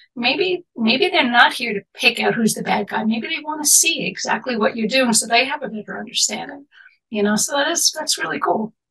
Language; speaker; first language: English; native; English